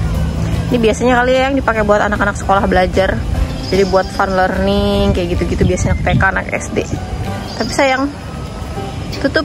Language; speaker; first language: Indonesian; native; Indonesian